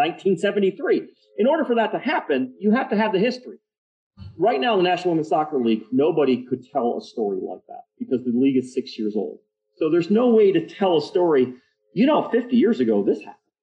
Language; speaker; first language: English; native; English